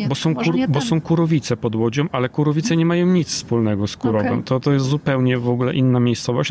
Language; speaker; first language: Polish; native; Polish